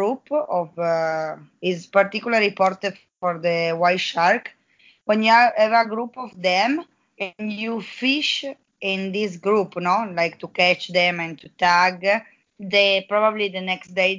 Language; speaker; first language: English; non-native, fluent; Italian